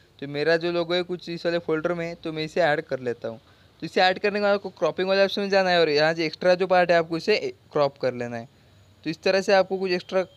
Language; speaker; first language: Hindi; non-native, local second language; Marathi